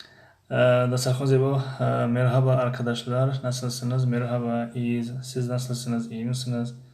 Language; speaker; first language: Turkish; non-native, fluent; Tajik